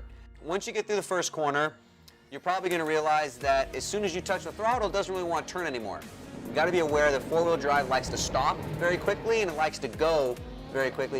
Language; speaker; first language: English; native; English